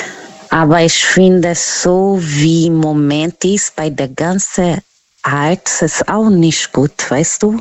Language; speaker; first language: German; non-native, learner; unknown